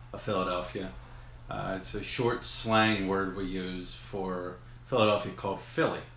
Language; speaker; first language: English; native; English